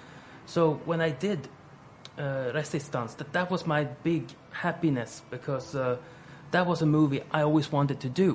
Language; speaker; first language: English; non-native, fluent; Swedish